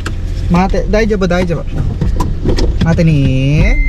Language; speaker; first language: Japanese; non-native, fluent; Filipino